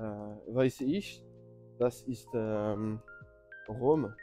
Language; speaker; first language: German; non-native, learner; French